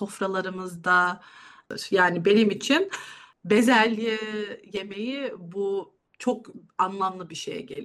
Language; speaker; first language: Turkish; early bilingual, heritage; Turkish